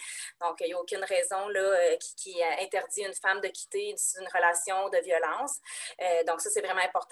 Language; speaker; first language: French; native; French